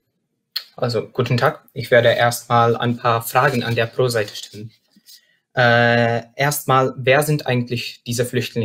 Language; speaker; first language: German; non-native, fluent; Czech